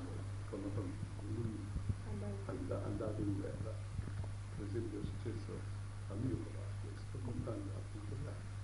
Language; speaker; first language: Italian; early bilingual, heritage; Italian